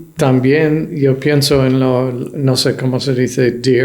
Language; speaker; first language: Spanish; non-native, fluent; English